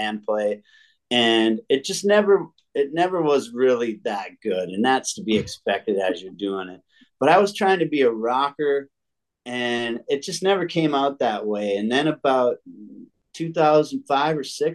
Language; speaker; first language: English; native; English